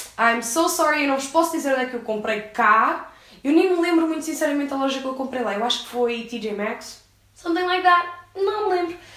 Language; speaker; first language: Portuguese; early bilingual, heritage; English